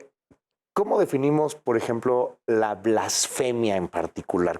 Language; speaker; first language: Spanish; native; Spanish